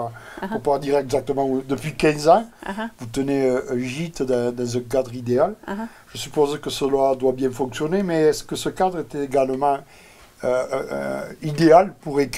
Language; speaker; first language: French; native; French